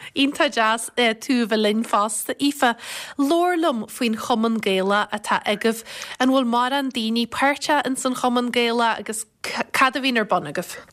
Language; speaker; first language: Irish; native; Irish